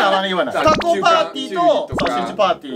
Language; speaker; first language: Japanese; non-native, fluent; English